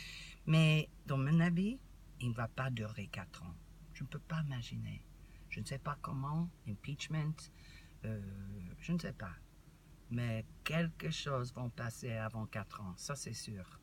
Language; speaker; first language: French; non-native, learner; English